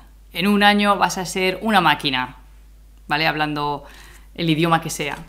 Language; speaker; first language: Spanish; native; Spanish